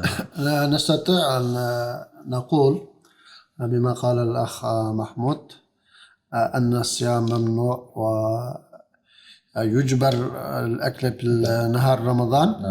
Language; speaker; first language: Arabic; non-native, fluent; Uyghur